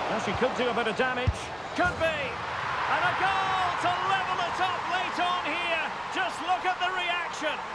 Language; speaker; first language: English; native; English